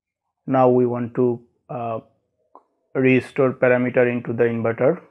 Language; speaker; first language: English; non-native, learner; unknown